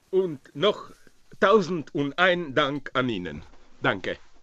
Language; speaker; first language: German; non-native, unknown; Slovenian